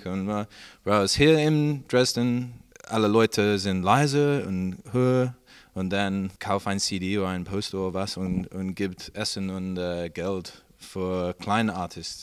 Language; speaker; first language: German; non-native, learner; English